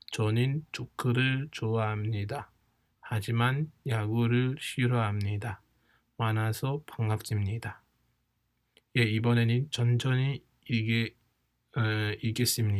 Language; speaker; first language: Korean; non-native, fluent; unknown